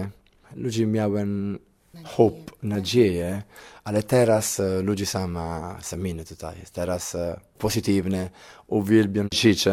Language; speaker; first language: Polish; non-native, learner; Italian